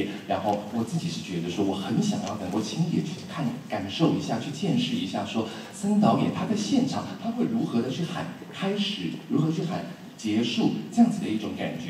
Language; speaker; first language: Chinese; native; Chinese